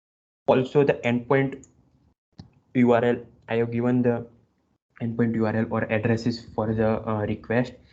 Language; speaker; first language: English; non-native, local second language; Gujarati